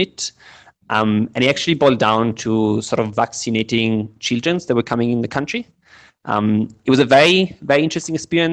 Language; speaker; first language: English; non-native, fluent; Italian